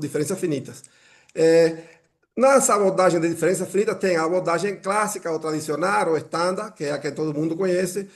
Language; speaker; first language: Portuguese; non-native, fluent; Spanish